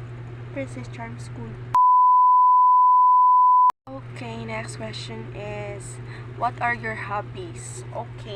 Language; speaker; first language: English; non-native, learner; Filipino